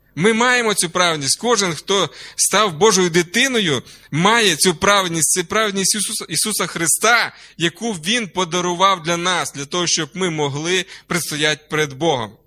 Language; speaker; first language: Ukrainian; non-native, local second language; Russian